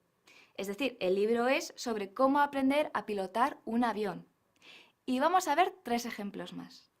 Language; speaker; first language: Spanish; non-native, fluent; English